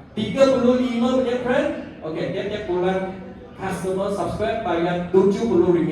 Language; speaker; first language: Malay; non-native, local second language; Chinese